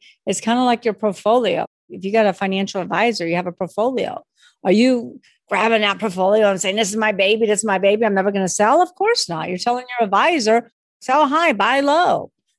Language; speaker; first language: English; native; English